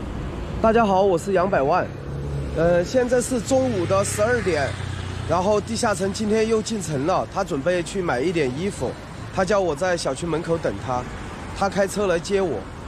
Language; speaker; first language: Chinese; native; Chinese